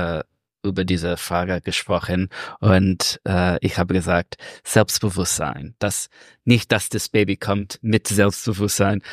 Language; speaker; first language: German; non-native, learner; English